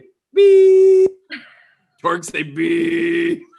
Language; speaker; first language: English; native; English